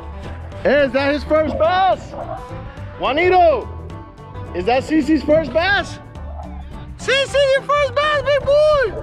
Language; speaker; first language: English; native; English